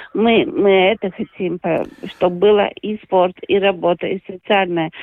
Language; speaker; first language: Russian; non-native, local second language; Latvian